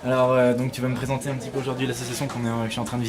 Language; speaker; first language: French; native; French